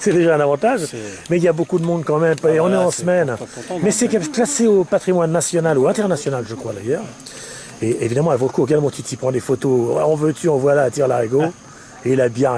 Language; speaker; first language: French; native; French